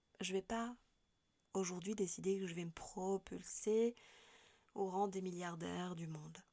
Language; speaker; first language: French; native; French